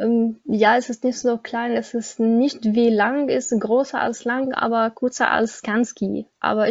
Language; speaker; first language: German; non-native, learner; Arabic